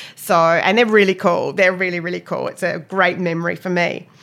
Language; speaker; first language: English; native; English